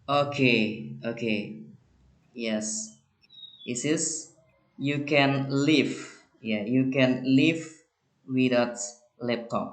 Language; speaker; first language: English; non-native, learner; Indonesian